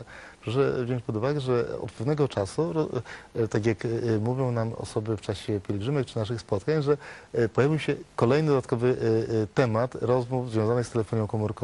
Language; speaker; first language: Polish; native; Polish